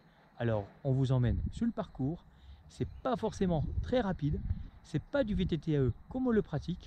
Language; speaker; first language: French; native; French